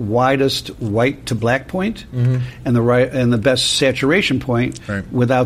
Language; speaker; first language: English; native; English